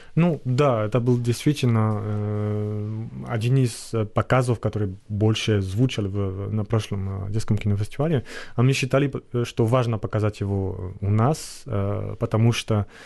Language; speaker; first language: Russian; non-native, fluent; French